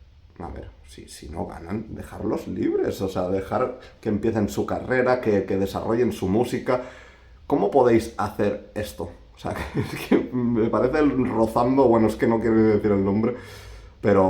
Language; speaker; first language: Spanish; native; Spanish